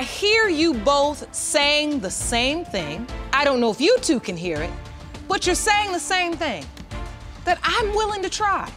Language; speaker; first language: English; native; English